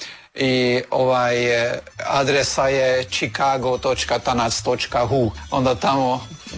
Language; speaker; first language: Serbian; non-native, local second language; Hungarian